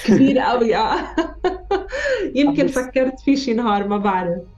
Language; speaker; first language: Arabic; native; Arabic